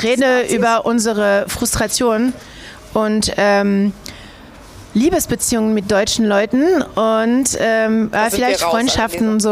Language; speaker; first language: German; non-native, fluent; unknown